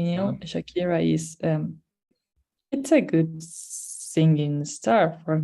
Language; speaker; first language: English; non-native, fluent; Spanish